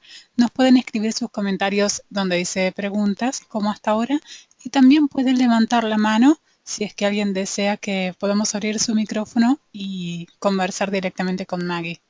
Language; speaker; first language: Spanish; native; Spanish